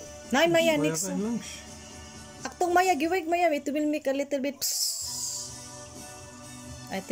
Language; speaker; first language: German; non-native, learner; Cebuano